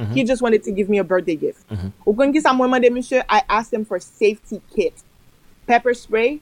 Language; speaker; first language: English; early bilingual, other home language; Haitian Creole